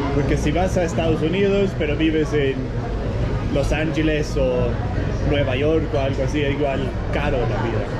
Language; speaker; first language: Spanish; non-native, learner; Danish